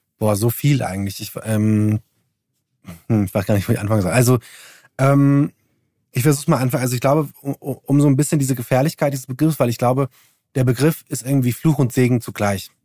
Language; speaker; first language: German; early bilingual, other home language; Turkish